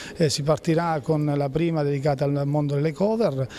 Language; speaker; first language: Italian; native; Italian